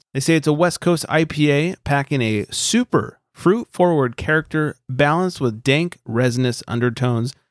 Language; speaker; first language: English; native; English